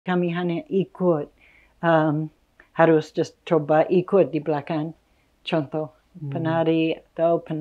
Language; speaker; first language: Indonesian; non-native, fluent; English